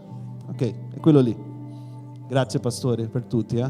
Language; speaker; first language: Italian; non-native, learner; Portuguese